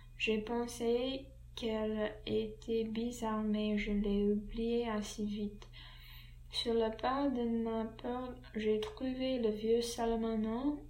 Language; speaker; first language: French; non-native, learner; English